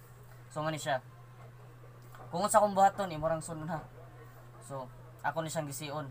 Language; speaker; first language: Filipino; non-native, local second language; Cebuano